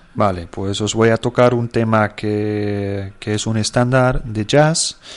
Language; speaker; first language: Spanish; non-native, fluent; German